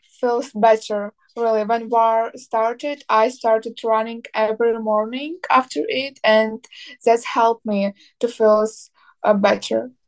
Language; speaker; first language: English; non-native, learner; Ukrainian